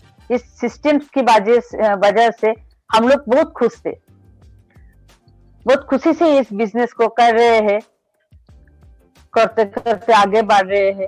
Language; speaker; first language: Hindi; non-native, local second language; Bangla